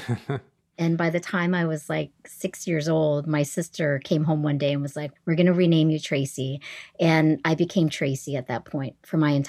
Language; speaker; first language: English; early bilingual, other home language; Vietnamese